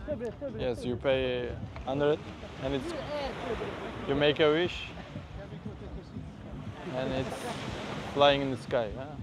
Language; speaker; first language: English; non-native, fluent; Turkish